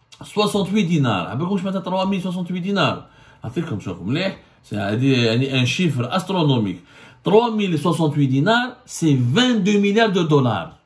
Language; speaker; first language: French; non-native, local second language; Arabic